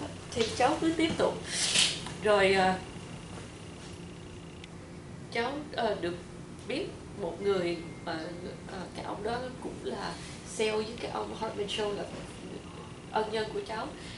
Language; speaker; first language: Vietnamese; early bilingual, heritage; Vietnamese